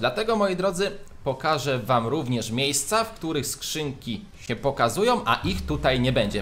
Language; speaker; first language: Polish; native; Polish